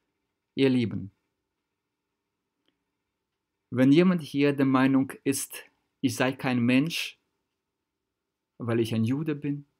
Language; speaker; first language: German; non-native, fluent; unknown